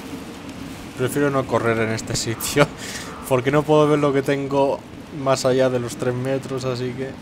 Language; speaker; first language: Spanish; native; Spanish